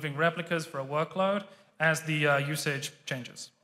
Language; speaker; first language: English; native; English